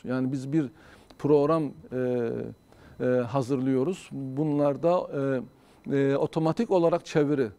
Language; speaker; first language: Turkish; native; Turkish